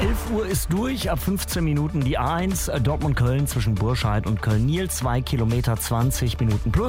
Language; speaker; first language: German; native; German